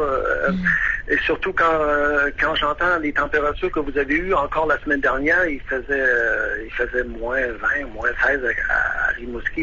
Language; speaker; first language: French; native; French